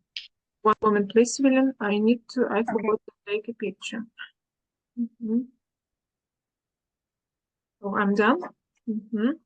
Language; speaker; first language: English; non-native, fluent; Russian